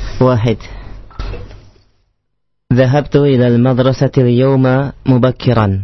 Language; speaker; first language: Arabic; non-native, learner; Indonesian